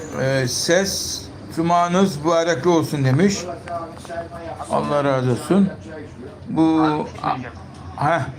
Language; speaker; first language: Turkish; native; Turkish